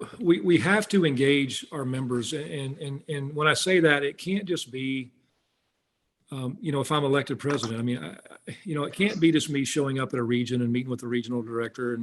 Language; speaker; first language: English; native; English